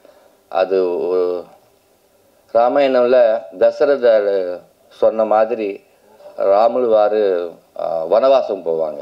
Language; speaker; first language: Tamil; non-native, learner; Telugu